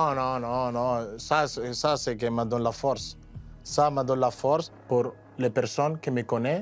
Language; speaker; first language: French; non-native, fluent; Spanish